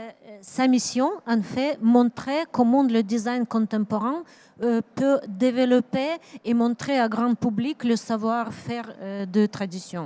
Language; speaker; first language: French; non-native, learner; Ukrainian